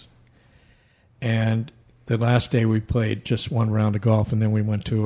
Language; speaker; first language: English; native; English